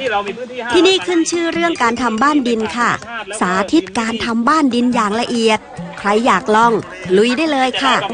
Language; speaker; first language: Thai; native; Thai